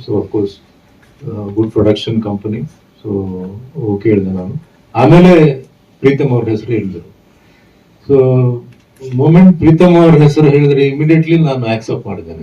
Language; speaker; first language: Kannada; non-native, fluent; Tulu